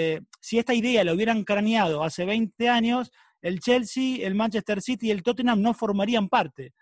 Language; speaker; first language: Spanish; native; Spanish